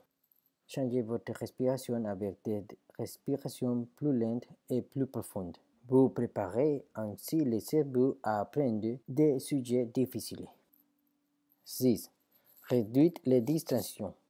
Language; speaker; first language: French; non-native, fluent; Spanish